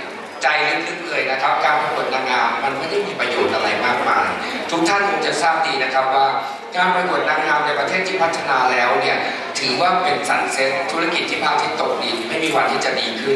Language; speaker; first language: Thai; native; Thai